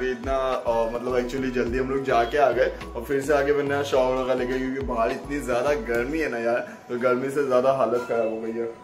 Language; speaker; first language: Hindi; non-native, local second language; Marathi